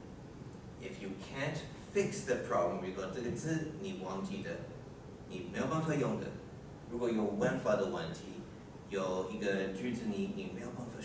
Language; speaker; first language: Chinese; non-native, learner; English